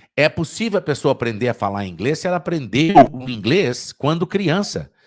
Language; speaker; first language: Portuguese; native; Portuguese